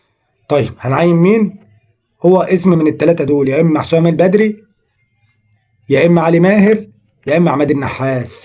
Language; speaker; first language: Arabic; native; Arabic